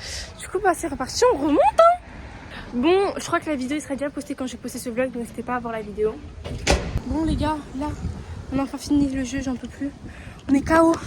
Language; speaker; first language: French; native; French